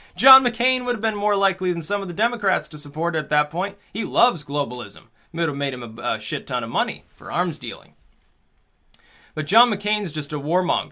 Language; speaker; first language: English; native; English